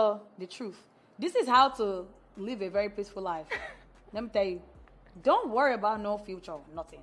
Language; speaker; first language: English; non-native, local second language; Yoruba